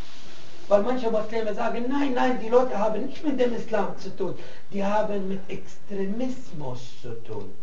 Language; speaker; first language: German; non-native, fluent; Arabic